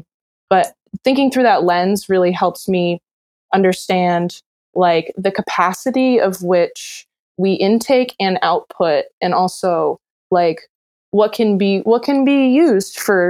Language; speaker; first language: English; native; English